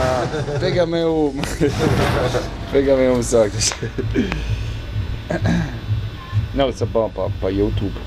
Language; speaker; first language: Portuguese; non-native, learner; German